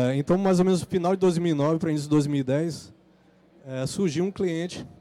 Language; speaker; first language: Portuguese; native; Portuguese